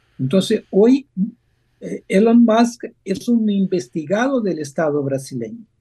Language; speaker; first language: Spanish; non-native, fluent; Portuguese